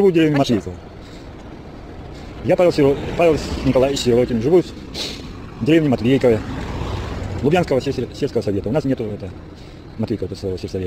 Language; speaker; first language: Russian; native; Russian